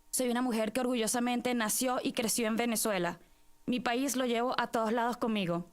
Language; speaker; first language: English; non-native, fluent; Spanish